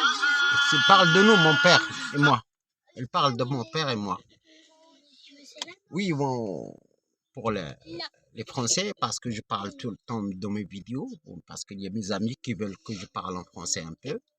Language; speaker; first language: French; non-native, fluent; Arabic